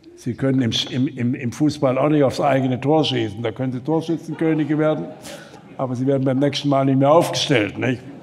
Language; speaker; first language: German; native; German